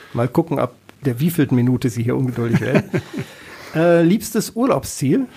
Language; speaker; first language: German; native; German